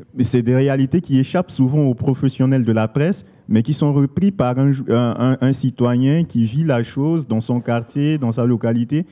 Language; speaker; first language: French; non-native, local second language; Sango